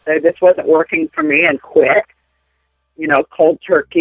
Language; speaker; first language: English; native; English